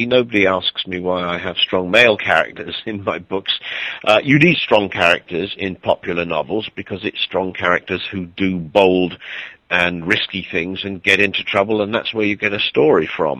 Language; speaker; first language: English; native; English